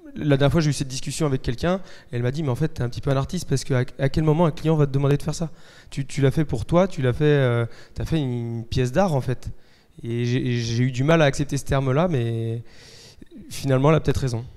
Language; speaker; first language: French; native; French